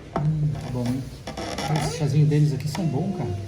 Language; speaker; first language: Portuguese; native; Portuguese